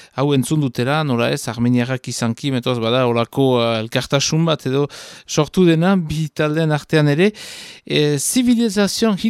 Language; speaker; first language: Basque; native; Basque